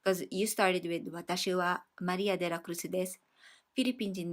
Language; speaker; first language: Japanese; non-native, fluent; Filipino